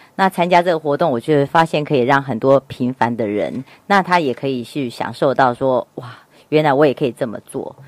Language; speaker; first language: Chinese; native; Chinese